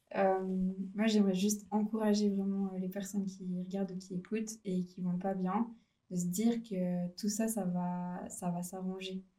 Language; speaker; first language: French; native; French